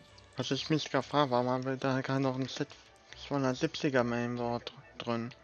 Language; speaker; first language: German; native; German